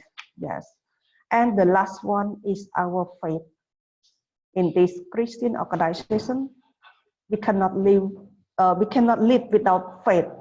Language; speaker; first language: English; non-native, fluent; Khmer